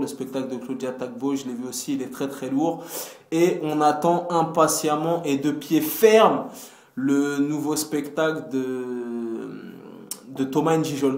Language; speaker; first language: French; native; French